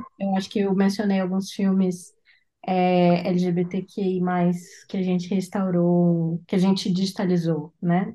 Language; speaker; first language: Portuguese; non-native, learner; English